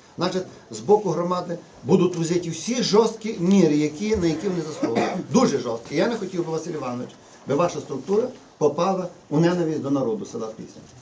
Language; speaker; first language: Ukrainian; native; Ukrainian